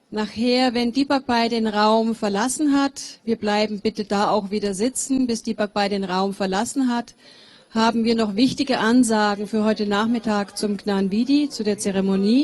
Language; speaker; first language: German; native; German